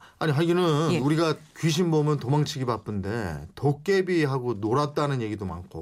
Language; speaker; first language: Korean; native; Korean